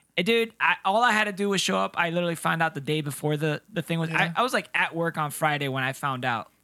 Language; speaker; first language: English; non-native, fluent; Spanish